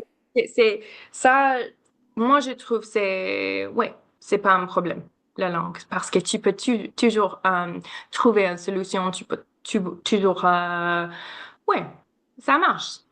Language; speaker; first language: French; non-native, learner; English